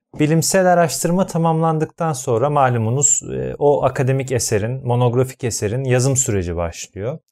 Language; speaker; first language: Turkish; native; Turkish